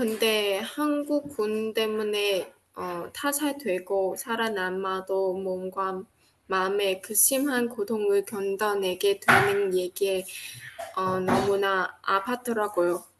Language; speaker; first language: Korean; non-native, fluent; Vietnamese